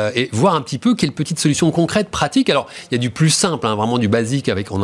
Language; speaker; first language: French; native; French